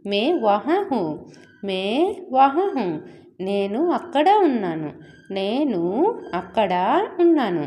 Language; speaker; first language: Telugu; non-native, fluent; Odia